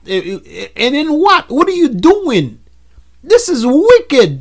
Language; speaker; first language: English; non-native, fluent; Haitian Creole